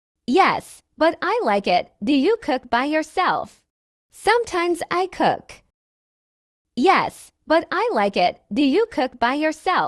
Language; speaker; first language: English; non-native, fluent; Burmese